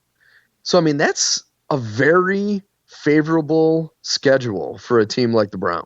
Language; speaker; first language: English; native; English